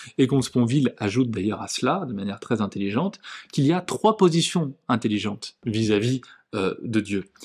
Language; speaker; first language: French; native; French